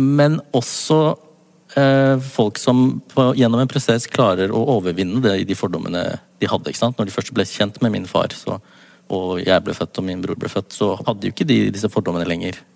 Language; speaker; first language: Norwegian; native; Norwegian